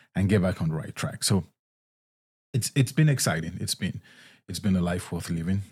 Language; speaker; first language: English; non-native, local second language; Yoruba